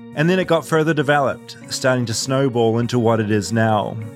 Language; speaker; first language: English; native; English